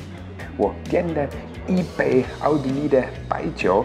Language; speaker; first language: Chinese; non-native, fluent; German